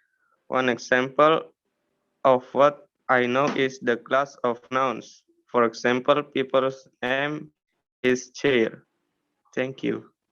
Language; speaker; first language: English; non-native, learner; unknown